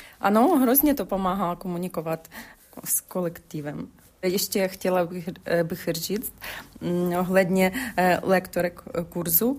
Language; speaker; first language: Czech; non-native, learner; Ukrainian